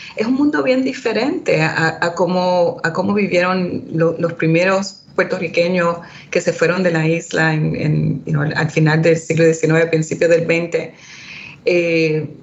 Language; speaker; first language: Spanish; early bilingual, heritage; Spanish